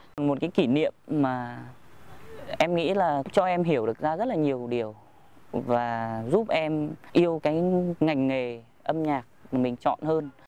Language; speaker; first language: Vietnamese; native; Vietnamese